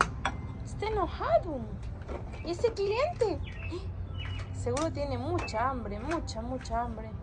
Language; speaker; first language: Spanish; native; Spanish